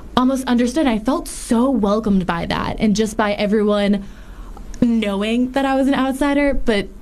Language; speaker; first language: English; native; English